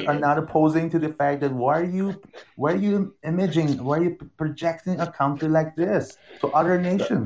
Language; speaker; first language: English; non-native, fluent; Persian